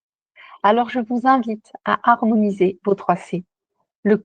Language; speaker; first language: French; native; French